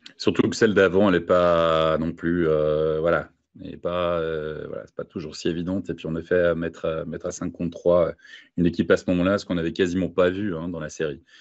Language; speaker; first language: French; native; French